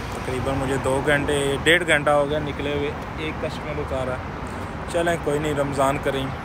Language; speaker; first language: Urdu; non-native, local second language; Punjabi